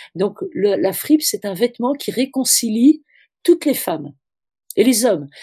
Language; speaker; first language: French; native; French